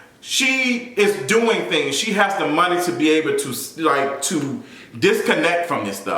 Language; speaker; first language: English; native; English